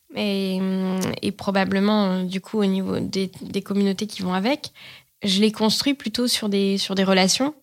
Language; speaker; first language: French; native; French